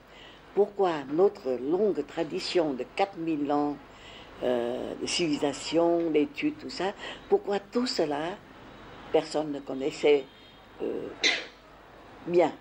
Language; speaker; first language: French; non-native, fluent; Vietnamese